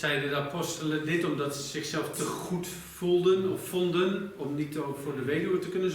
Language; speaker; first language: Dutch; native; Dutch